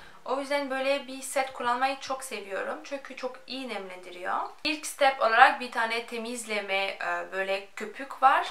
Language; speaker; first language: Turkish; non-native, fluent; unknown